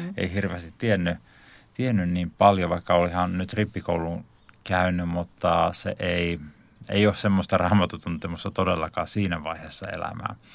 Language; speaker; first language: Finnish; native; Finnish